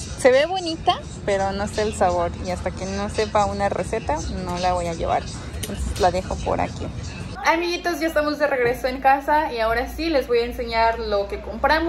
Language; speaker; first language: Spanish; native; Spanish